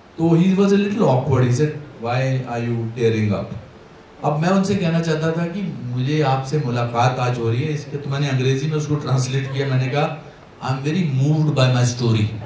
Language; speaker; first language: Hindi; native; Hindi